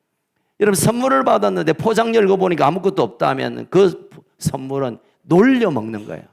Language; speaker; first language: Korean; native; Korean